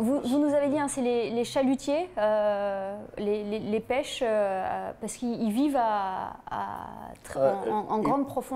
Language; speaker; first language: French; native; French